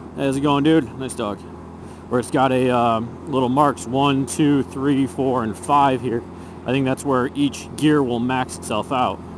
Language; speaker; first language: English; native; English